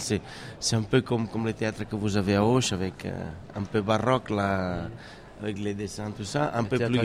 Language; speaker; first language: French; non-native, fluent; Catalan